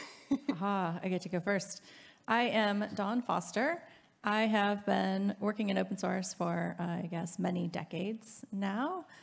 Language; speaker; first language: English; native; English